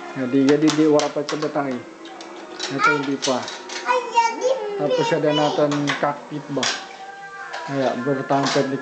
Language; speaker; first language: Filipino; non-native, local second language; Bikol